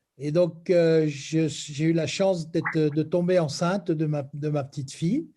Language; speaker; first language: French; native; French